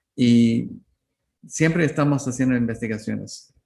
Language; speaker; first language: Spanish; non-native, learner; English